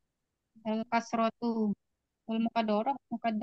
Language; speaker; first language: Arabic; non-native, learner; Indonesian